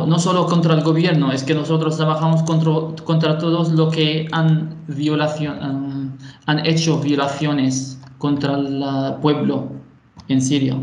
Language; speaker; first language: Spanish; non-native, fluent; Arabic